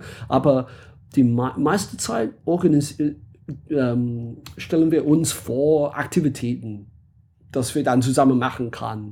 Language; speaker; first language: German; non-native, fluent; English